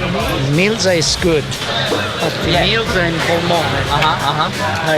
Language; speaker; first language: English; non-native, learner; Italian